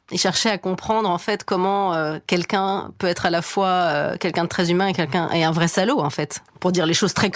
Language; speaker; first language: French; native; French